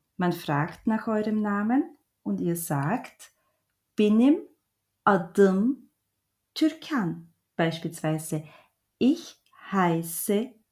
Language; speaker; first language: German; early bilingual, other home language; Turkish